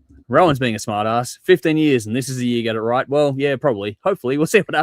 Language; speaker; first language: English; native; English